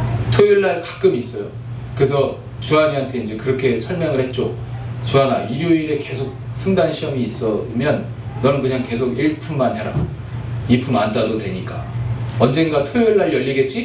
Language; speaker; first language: Korean; native; Korean